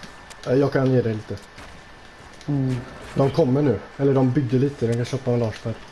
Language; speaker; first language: Swedish; early bilingual, other home language; Turkish